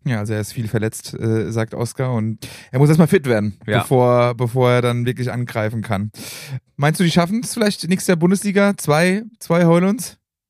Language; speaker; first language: German; native; German